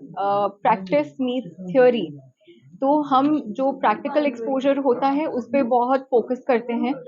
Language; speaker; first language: Hindi; native; Hindi